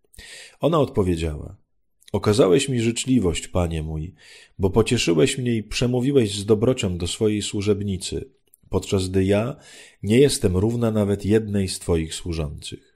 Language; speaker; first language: Polish; native; Polish